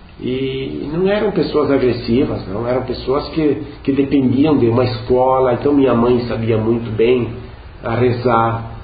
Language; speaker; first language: Portuguese; non-native, local second language; Venetian